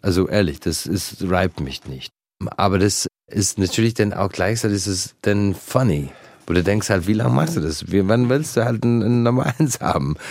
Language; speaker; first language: German; non-native, fluent; English